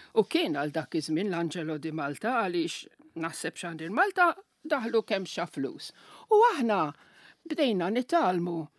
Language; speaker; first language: Maltese; non-native, local second language; Italian